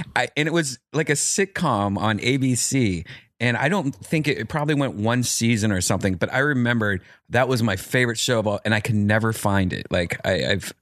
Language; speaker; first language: English; native; English